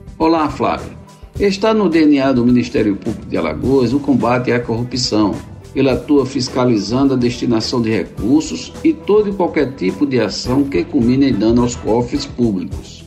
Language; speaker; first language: Portuguese; native; Portuguese